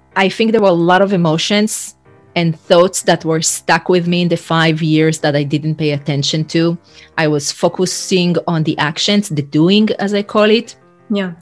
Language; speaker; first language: English; non-native, fluent; Hebrew